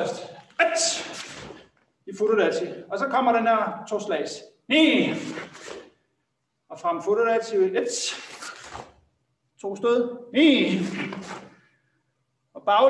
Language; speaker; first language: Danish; native; Danish